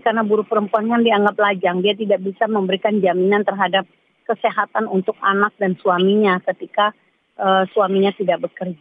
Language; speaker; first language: Indonesian; native; Indonesian